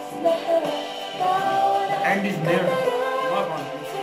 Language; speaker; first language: English; non-native, local second language; Urdu